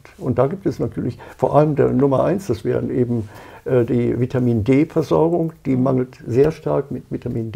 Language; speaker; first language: German; native; German